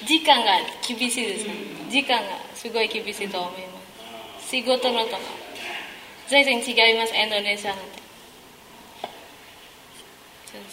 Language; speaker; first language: Japanese; non-native, learner; Indonesian